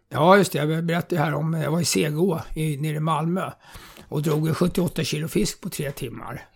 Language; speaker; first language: Swedish; native; Swedish